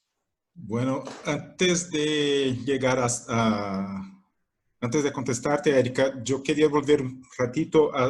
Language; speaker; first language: Spanish; non-native, fluent; Portuguese